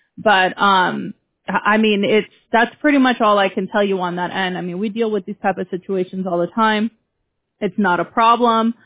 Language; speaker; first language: English; early bilingual, other home language; Spanish